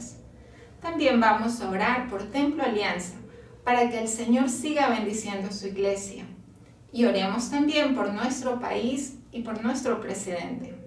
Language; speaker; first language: Spanish; native; Spanish